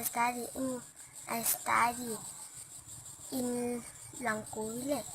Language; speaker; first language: English; non-native, learner; Hmong